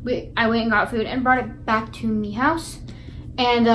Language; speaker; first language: English; native; English